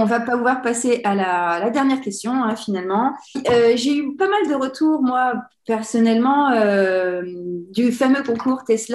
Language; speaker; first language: French; native; French